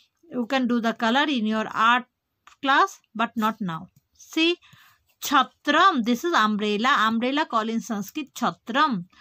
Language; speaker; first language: English; non-native, local second language; Bangla